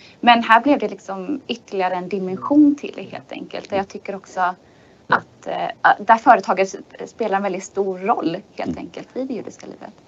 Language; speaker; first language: Swedish; native; Swedish